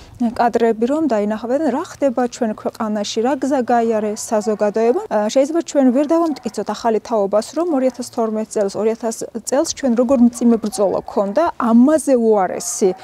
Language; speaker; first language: Georgian; non-native, local second language; Azerbaijani